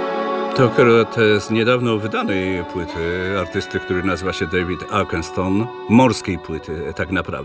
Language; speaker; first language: Polish; native; Polish